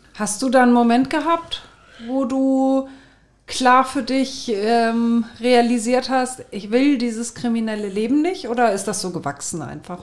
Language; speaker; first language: German; native; German